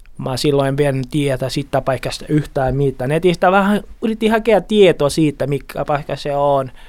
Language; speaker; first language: Finnish; non-native, learner; Portuguese